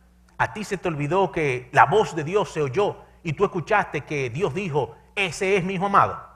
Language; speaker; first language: Spanish; native; Spanish